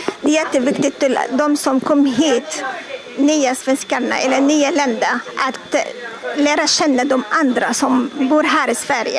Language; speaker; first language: Swedish; non-native, fluent; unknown